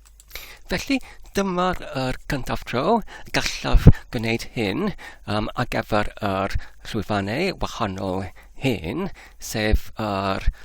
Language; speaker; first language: Welsh; non-native, learner; English